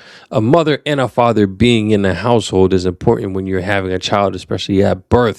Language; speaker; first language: English; native; English